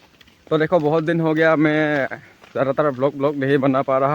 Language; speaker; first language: Hindi; non-native, local second language; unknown